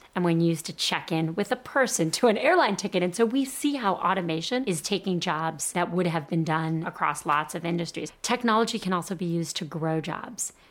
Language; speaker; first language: English; native; English